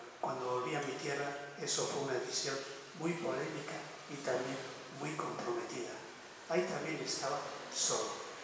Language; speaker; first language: Spanish; non-native, local second language; Basque